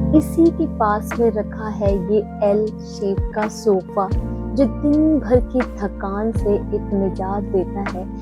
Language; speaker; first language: Hindi; native; Hindi